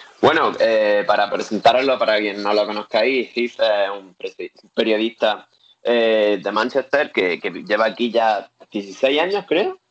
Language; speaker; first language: Spanish; native; Spanish